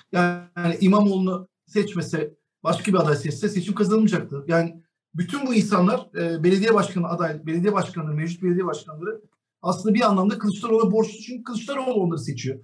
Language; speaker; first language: Turkish; native; Turkish